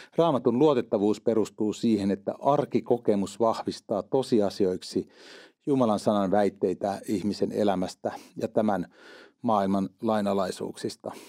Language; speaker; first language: Finnish; native; Finnish